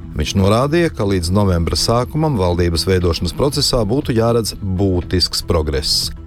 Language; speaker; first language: Latvian; native; Latvian